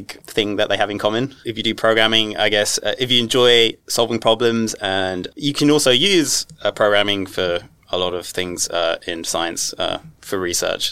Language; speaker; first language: English; native; English